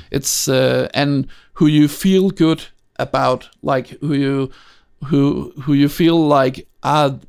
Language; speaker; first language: English; non-native, fluent; Danish